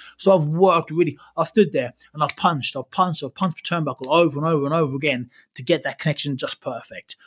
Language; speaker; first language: English; native; English